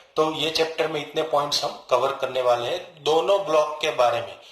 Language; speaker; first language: Hindi; non-native, local second language; Gujarati